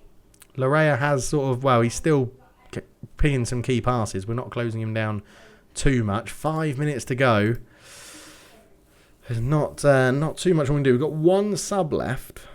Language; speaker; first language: English; native; English